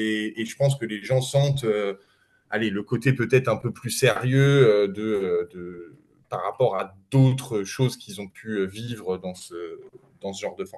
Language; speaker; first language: French; native; French